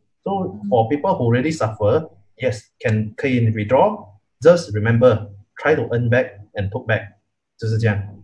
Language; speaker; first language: English; non-native, local second language; Chinese